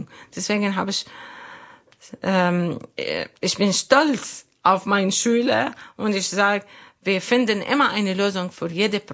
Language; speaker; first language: German; non-native, learner; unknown